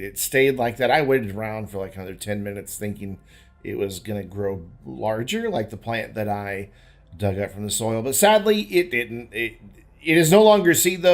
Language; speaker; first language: English; native; English